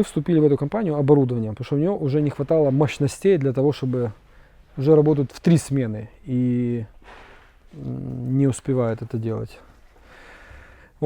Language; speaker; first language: Russian; native; Russian